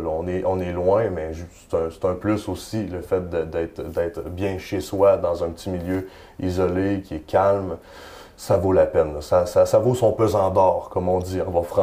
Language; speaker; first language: French; native; French